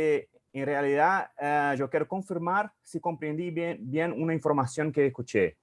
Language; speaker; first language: Spanish; non-native, fluent; Portuguese